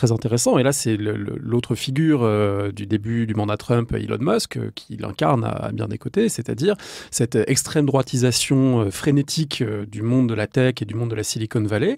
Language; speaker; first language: French; native; French